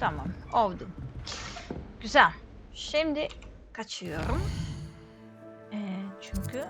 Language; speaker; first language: Turkish; non-native, learner; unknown